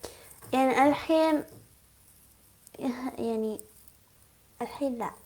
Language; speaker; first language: Arabic; non-native, learner; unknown